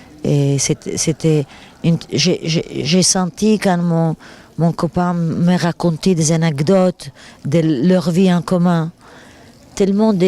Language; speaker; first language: French; non-native, fluent; Italian